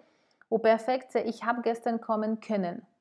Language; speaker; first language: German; non-native, fluent; French